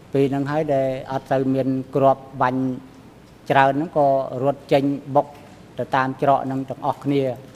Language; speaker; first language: Khmer; native; Khmer